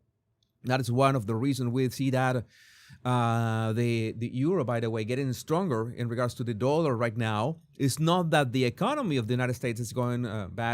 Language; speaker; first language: English; non-native, fluent; Spanish